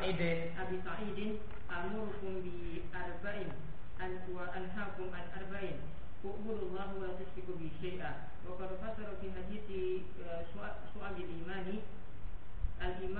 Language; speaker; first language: Arabic; non-native, learner; Indonesian